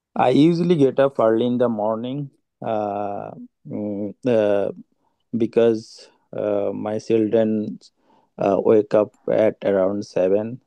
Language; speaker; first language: English; non-native, learner; Bangla